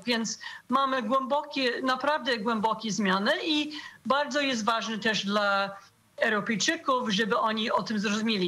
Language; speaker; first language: Polish; non-native, fluent; English